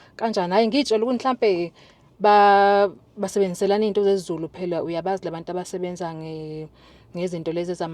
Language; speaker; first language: Zulu; native; Zulu